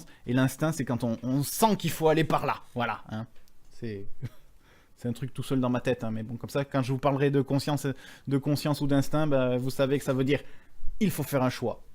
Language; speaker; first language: French; native; French